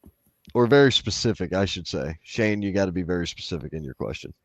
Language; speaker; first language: English; native; English